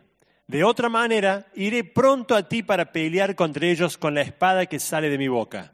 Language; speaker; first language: Spanish; native; Spanish